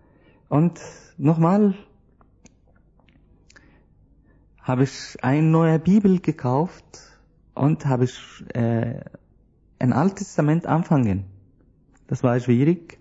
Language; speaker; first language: German; non-native, learner; Arabic